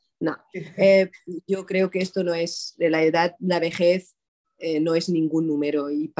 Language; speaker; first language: Spanish; non-native, fluent; Arabic